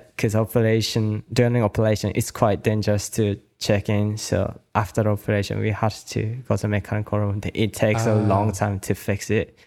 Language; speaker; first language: English; non-native, learner; Japanese